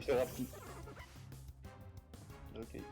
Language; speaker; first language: French; native; French